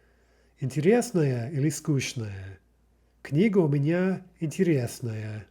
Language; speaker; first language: Russian; non-native, fluent; English